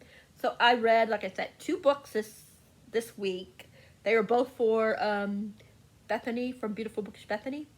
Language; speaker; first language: English; native; English